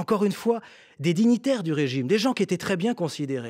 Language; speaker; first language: French; native; French